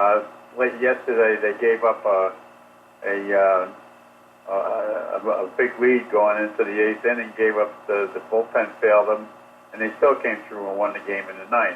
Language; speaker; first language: English; native; English